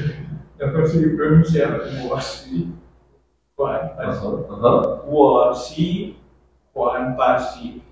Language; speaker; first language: Portuguese; non-native, fluent; Haitian Creole